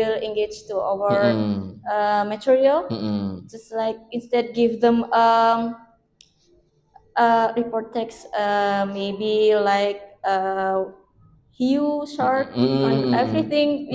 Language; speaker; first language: English; non-native, learner; Indonesian